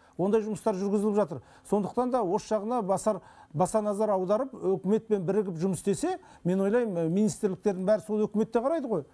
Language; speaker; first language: Kazakh; native; Kazakh